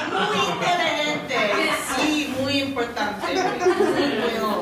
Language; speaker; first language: Spanish; non-native, learner; English